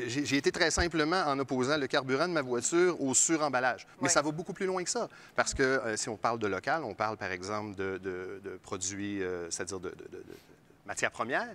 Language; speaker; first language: French; native; French